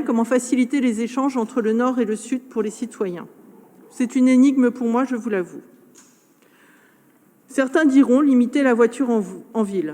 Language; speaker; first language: French; native; French